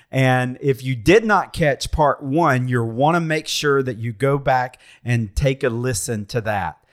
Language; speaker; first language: English; native; English